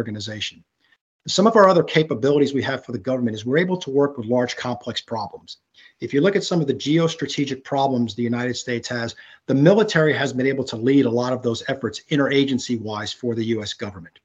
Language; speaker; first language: English; native; English